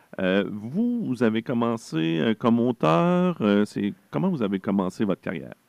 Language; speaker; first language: French; native; French